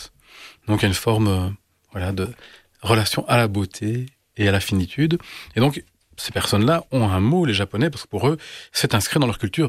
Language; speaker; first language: French; native; French